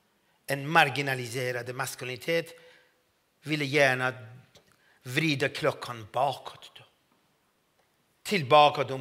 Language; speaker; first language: Swedish; non-native, fluent; Persian